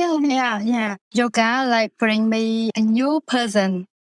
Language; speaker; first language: English; non-native, learner; Khmer